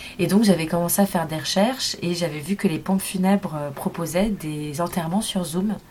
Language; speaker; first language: French; native; French